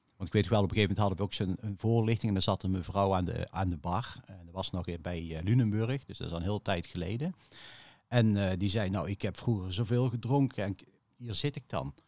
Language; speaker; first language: Dutch; native; Dutch